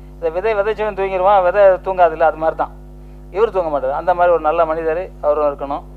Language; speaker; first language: Tamil; native; Tamil